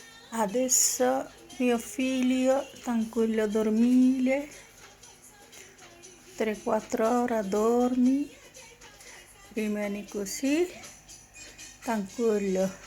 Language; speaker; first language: Italian; non-native, learner; Bangla